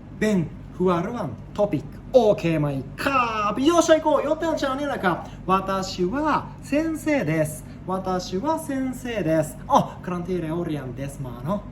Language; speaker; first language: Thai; non-native, learner; Japanese